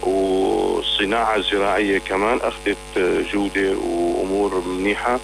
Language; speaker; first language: Arabic; native; Arabic